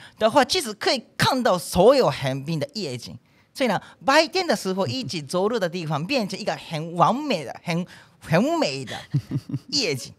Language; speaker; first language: Chinese; non-native, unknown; Japanese